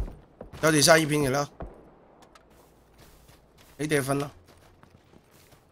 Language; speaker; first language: Chinese; native; Chinese